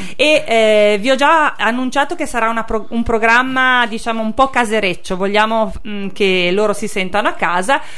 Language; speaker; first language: Italian; native; Italian